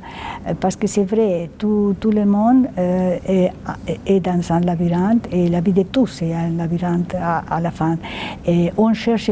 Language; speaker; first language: French; non-native, fluent; Spanish